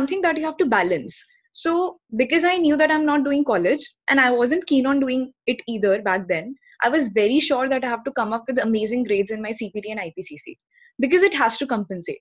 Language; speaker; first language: English; non-native, local second language; Hindi